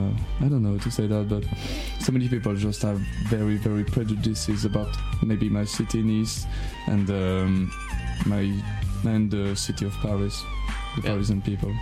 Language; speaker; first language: English; non-native, learner; French